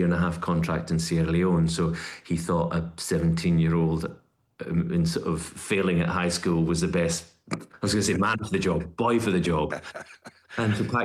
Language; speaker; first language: English; native; English